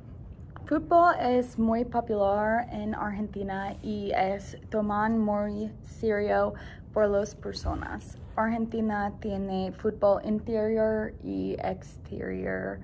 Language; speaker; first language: Spanish; non-native, learner; English